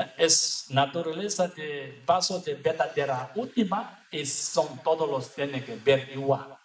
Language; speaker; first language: Spanish; non-native, learner; Tibetan